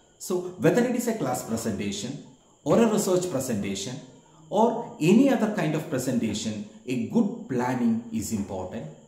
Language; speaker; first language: English; non-native, local second language; Malayalam